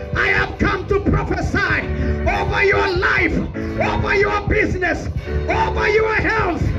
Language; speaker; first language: English; non-native, local second language; Swahili